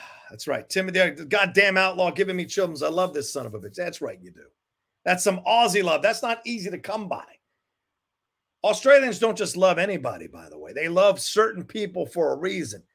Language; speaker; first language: English; native; English